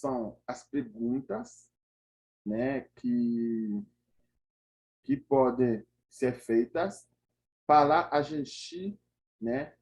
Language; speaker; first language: Portuguese; non-native, fluent; Haitian Creole